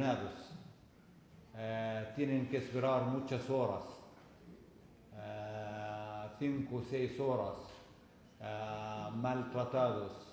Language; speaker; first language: Spanish; non-native, fluent; Arabic